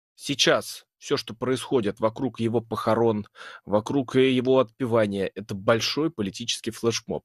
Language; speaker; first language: Russian; native; Russian